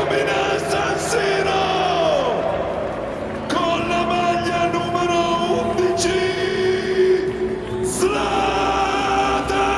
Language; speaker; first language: Italian; native; Italian